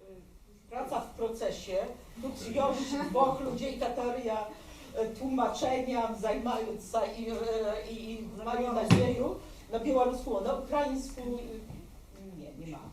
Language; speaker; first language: Polish; non-native, local second language; Belarusian